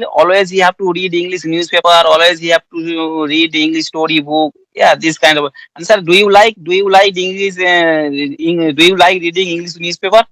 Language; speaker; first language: English; non-native, learner; Bangla